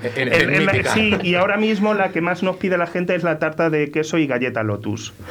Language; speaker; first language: Spanish; native; Spanish